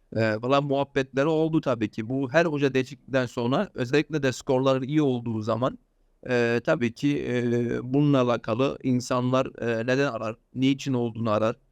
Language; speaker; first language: Turkish; early bilingual, heritage; Turkish